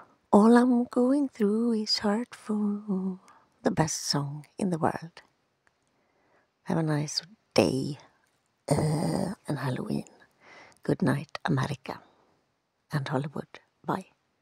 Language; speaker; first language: English; non-native, fluent; Swedish